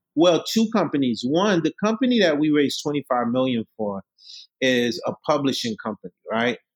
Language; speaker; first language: English; early bilingual, other home language; Haitian Creole